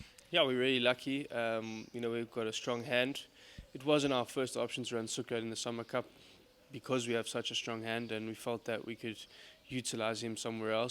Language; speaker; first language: English; native; English